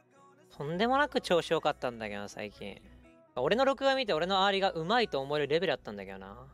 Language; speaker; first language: Japanese; native; Japanese